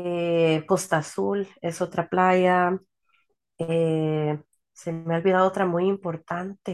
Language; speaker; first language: Spanish; early bilingual, heritage; Spanish